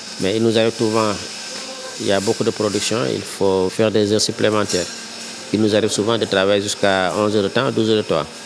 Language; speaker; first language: French; non-native, local second language; Wolof